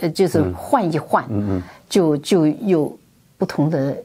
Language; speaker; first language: Chinese; non-native, fluent; Wu Chinese